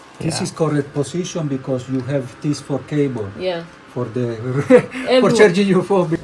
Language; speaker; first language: English; non-native, learner; Italian